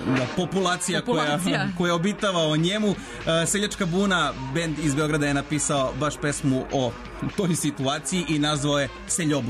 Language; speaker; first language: Serbian; native; Serbian